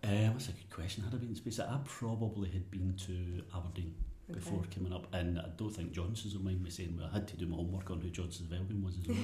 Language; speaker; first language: English; native; English